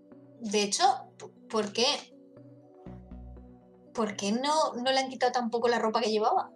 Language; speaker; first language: Spanish; native; Spanish